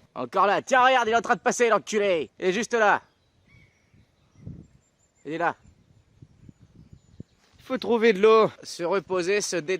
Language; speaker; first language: French; native; French